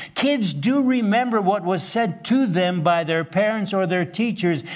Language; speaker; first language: English; non-native, fluent; Plautdietsch